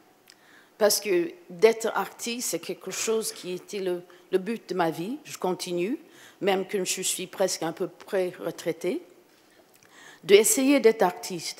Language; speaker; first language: French; non-native, fluent; English